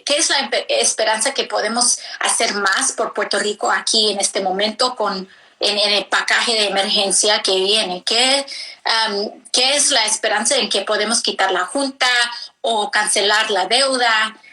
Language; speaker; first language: Spanish; early bilingual, heritage; English